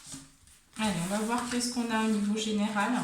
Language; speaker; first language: French; native; French